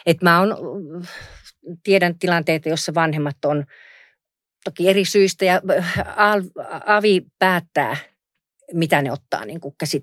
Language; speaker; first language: Finnish; native; Finnish